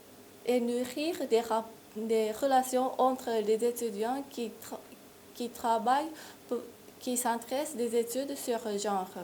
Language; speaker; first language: French; non-native, fluent; Japanese